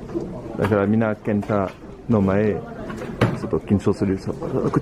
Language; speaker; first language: Japanese; non-native, fluent; French